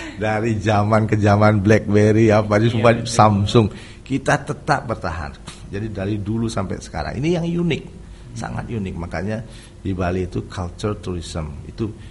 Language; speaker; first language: Indonesian; non-native, local second language; Balinese